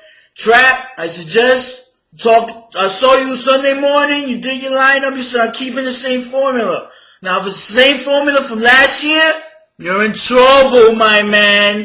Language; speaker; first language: English; native; English